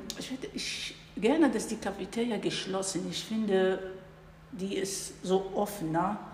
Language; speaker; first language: German; non-native, learner; Arabic